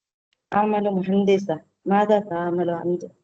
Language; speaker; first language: Arabic; non-native, learner; Tamil